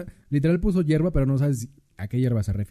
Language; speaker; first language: Spanish; native; Spanish